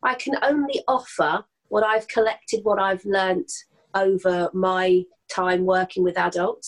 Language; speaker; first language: English; native; English